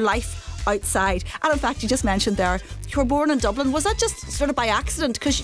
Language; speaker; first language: English; native; English